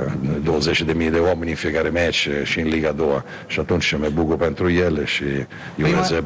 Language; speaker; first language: Romanian; non-native, fluent; Italian